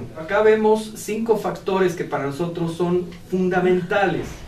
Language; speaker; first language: Spanish; native; Spanish